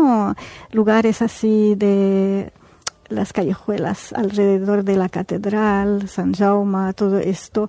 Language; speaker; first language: Spanish; non-native, fluent; Arabic